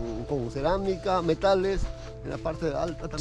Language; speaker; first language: Spanish; native; Spanish